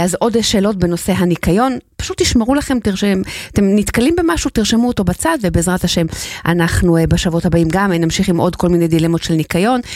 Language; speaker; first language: Hebrew; native; Hebrew